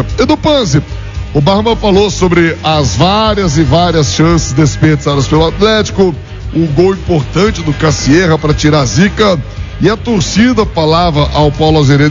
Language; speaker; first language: Portuguese; native; Portuguese